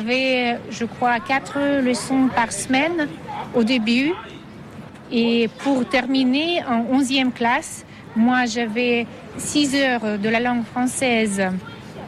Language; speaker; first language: French; non-native, fluent; Russian